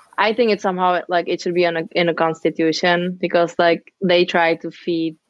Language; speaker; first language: English; non-native, fluent; Czech